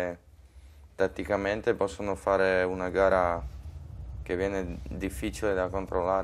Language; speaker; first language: Italian; non-native, fluent; Slovak